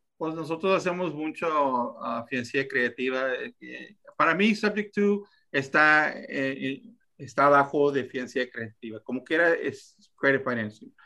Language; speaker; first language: Spanish; early bilingual, heritage; Spanish